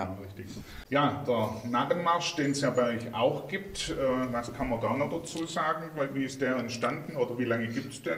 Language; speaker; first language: German; native; German